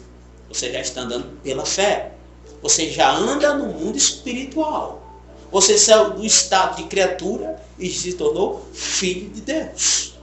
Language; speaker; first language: Portuguese; native; Portuguese